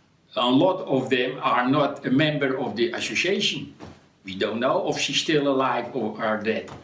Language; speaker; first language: English; non-native, learner; Dutch